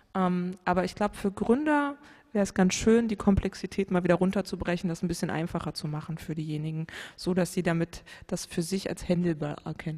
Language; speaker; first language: German; native; German